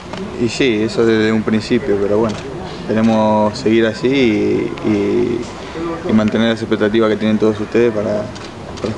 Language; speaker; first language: Spanish; native; Spanish